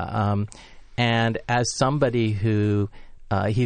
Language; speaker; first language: English; native; English